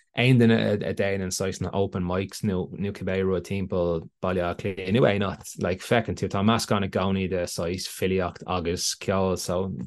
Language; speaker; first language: Irish; non-native, local second language; English